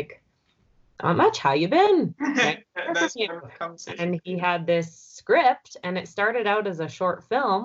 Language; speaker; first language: English; native; English